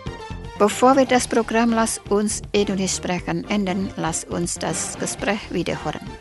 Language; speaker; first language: German; non-native, fluent; Indonesian